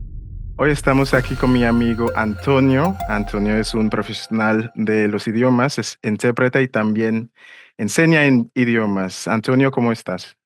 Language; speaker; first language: Spanish; non-native, fluent; English